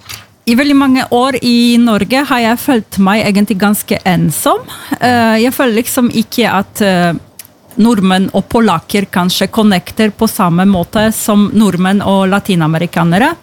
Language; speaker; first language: Norwegian; non-native, fluent; Polish